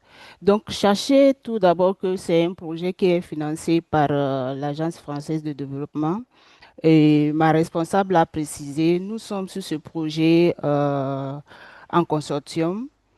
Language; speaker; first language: French; non-native, local second language; Susu